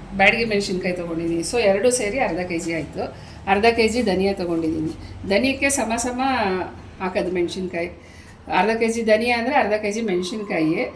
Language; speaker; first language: Kannada; native; Kannada